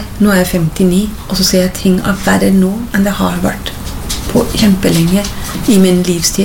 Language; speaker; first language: Norwegian; non-native, fluent; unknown